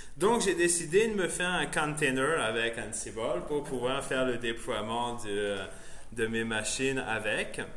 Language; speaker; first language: French; native; French